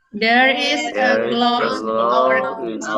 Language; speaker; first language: English; non-native, learner; Indonesian